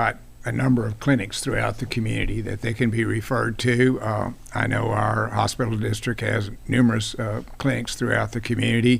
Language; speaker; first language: English; native; English